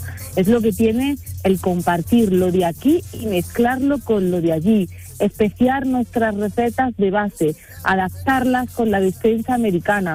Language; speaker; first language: Spanish; native; Spanish